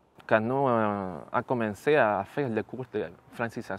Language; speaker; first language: French; non-native, learner; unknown